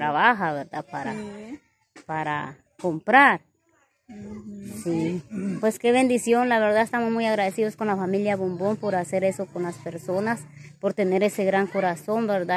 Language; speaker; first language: Spanish; native; Spanish